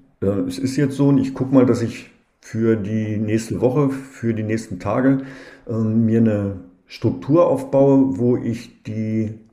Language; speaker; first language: German; native; German